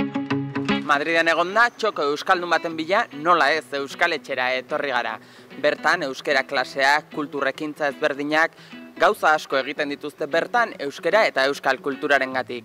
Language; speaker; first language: Basque; native; Basque